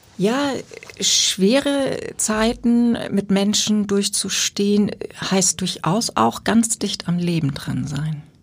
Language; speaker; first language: German; native; German